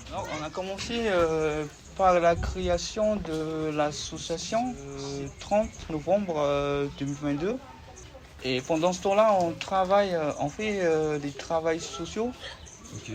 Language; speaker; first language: French; non-native, local second language; Malagasy